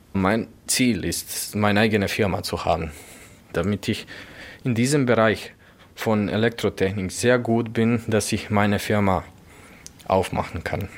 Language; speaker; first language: German; non-native, learner; Bosnian